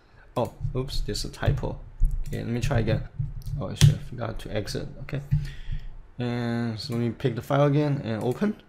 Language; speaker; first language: English; non-native, fluent; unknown